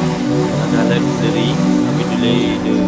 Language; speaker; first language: French; non-native, learner; Khmer